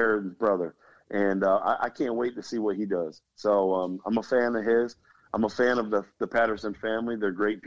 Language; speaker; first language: English; native; English